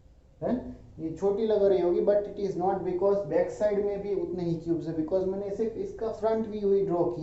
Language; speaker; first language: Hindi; non-native, local second language; Gujarati